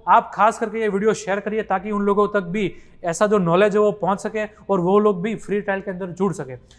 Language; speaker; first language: Hindi; non-native, local second language; Gujarati